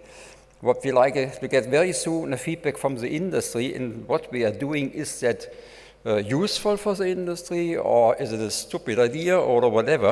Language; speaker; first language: English; non-native, fluent; German